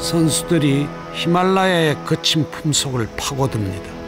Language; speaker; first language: Korean; native; Korean